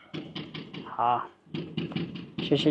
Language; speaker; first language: Chinese; non-native, learner; Amharic